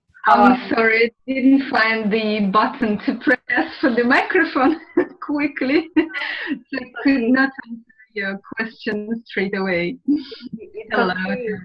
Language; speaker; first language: English; non-native, fluent; Russian